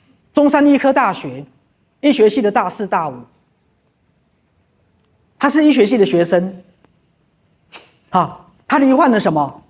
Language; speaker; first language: Chinese; native; Chinese